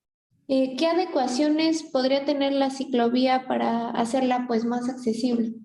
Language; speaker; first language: Spanish; native; Spanish